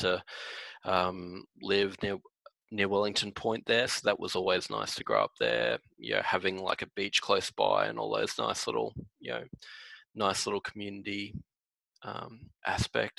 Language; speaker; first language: English; native; English